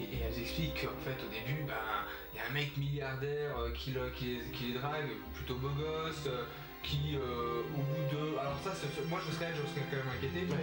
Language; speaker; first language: French; native; French